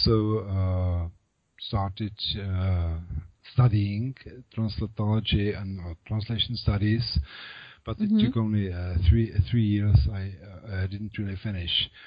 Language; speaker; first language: English; non-native, fluent; Czech